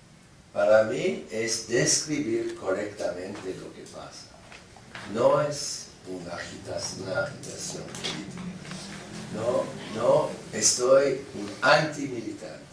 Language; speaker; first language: Spanish; non-native, fluent; English